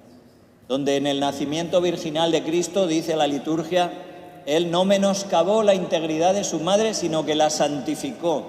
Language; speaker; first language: Spanish; native; Spanish